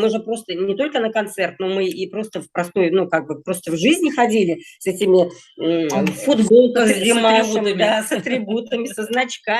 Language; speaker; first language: Russian; native; Russian